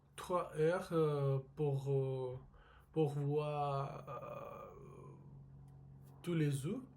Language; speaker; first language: French; non-native, learner; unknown